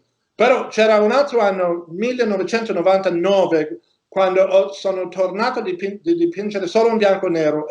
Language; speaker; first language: Italian; non-native, learner; English